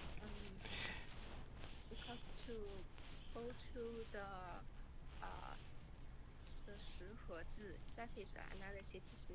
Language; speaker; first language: English; non-native, learner; Chinese